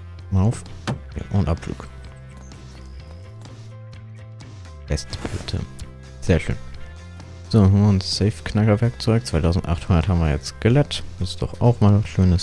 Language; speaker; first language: German; native; German